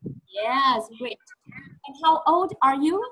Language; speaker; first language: English; non-native, fluent; Vietnamese